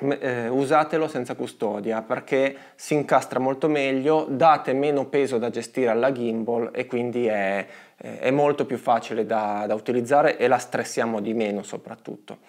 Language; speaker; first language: Italian; native; Italian